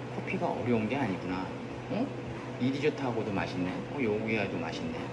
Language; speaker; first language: Korean; native; Korean